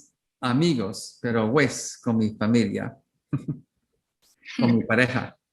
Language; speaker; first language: Spanish; non-native, learner; English